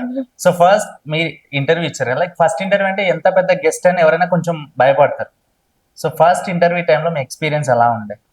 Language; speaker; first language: Telugu; native; Telugu